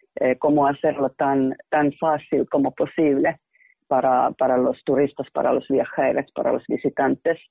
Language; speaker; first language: Spanish; non-native, fluent; Finnish